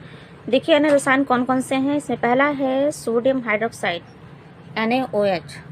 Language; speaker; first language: Hindi; native; Hindi